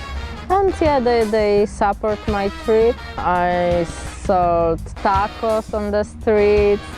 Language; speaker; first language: English; non-native, fluent; Polish